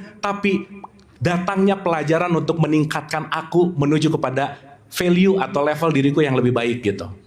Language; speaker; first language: Indonesian; native; Indonesian